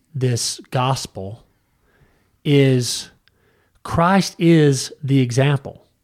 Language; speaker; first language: English; native; English